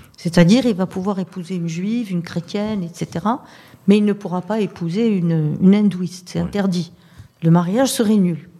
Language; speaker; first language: French; non-native, local second language; Arabic